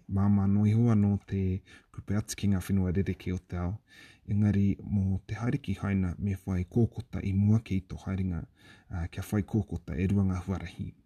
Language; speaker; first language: Māori; native; Māori